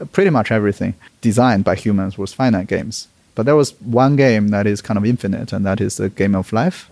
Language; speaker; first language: English; non-native, fluent; Chinese